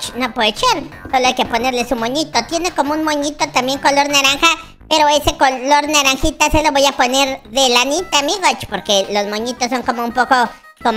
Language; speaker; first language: Spanish; native; Spanish